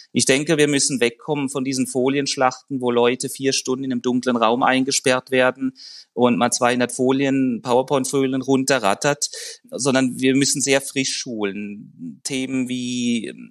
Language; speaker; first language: German; native; German